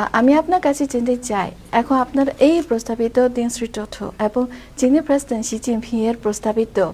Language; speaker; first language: Bangla; non-native, fluent; Chinese